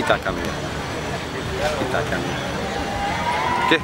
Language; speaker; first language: Indonesian; non-native, learner; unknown